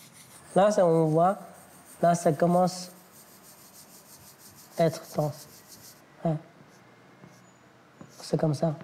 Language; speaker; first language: French; non-native, fluent; Chinese